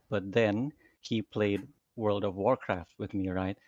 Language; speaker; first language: English; non-native, fluent; Indonesian